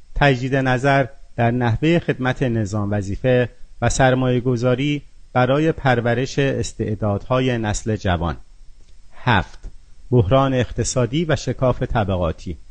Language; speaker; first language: Persian; non-native, local second language; Azerbaijani